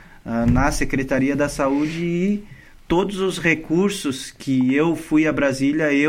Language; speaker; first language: Portuguese; native; Portuguese